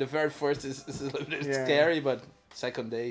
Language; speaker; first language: English; non-native, learner; Portuguese